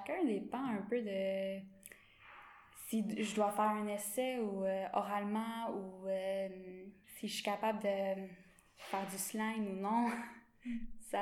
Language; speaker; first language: French; non-native, local second language; English